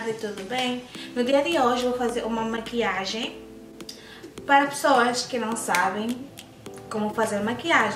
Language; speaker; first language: Portuguese; early bilingual, heritage; English